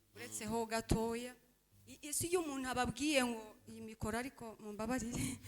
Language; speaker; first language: Kinyarwanda; early bilingual, heritage; Kinyarwanda